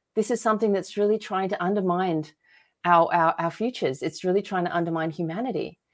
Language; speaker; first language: English; native; English